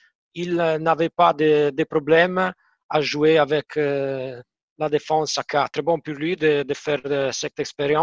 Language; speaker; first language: French; non-native, fluent; Italian